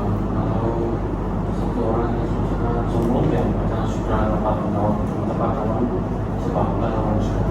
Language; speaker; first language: Indonesian; non-native, local second language; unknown